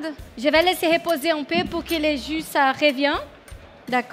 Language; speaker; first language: French; non-native, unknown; Portuguese